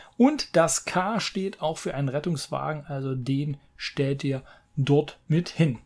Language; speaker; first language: German; native; German